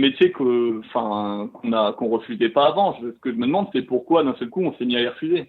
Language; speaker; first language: French; native; French